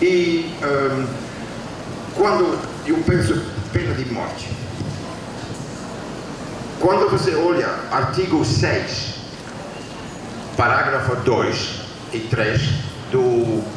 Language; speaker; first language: Portuguese; non-native, fluent; Dutch